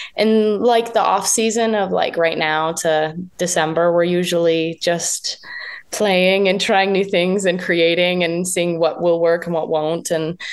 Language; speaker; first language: English; native; English